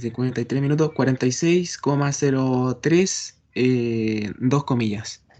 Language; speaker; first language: Spanish; native; Spanish